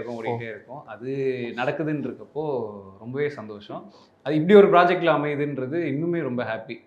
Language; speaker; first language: Tamil; native; Tamil